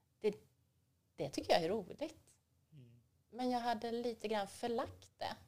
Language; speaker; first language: Swedish; native; Swedish